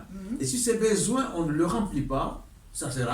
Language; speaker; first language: French; native; French